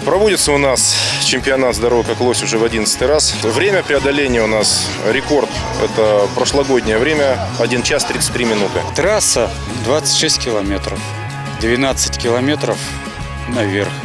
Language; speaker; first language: Russian; native; Russian